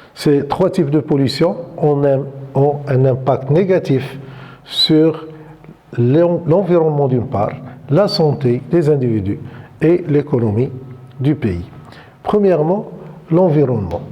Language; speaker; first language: French; non-native, local second language; Arabic